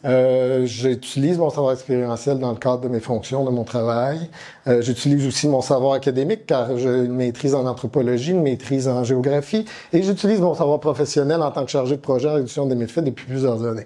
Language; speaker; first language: French; native; French